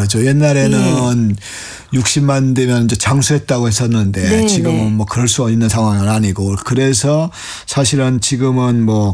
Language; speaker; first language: Korean; native; Korean